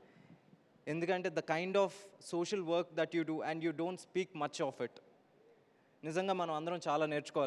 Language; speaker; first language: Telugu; native; Telugu